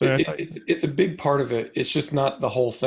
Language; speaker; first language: English; native; English